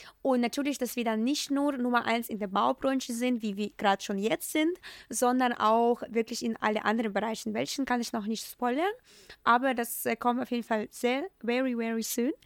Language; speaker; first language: German; non-native, fluent; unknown